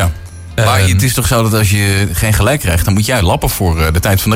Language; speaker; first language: Dutch; native; Dutch